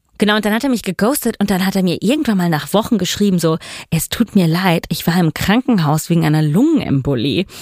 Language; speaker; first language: German; non-native, fluent; Italian